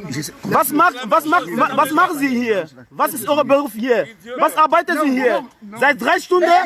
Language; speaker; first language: German; non-native, fluent; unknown